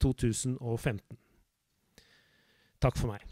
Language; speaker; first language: Norwegian; native; Norwegian